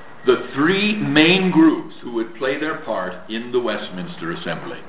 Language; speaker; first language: English; native; English